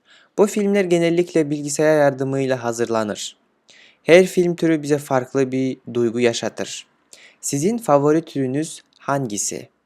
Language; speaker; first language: Turkish; non-native, fluent; Kyrgyz